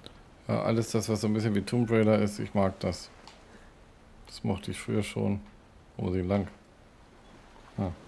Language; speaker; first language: German; native; German